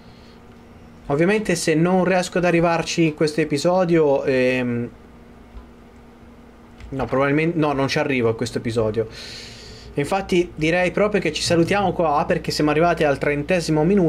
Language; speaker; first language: Italian; native; Italian